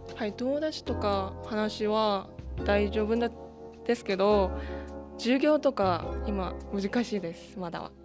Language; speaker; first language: Japanese; non-native, learner; Korean